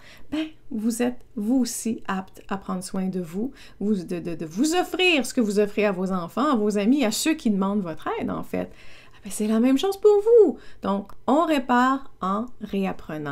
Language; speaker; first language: French; native; French